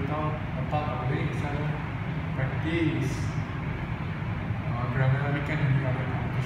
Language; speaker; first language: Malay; non-native, local second language; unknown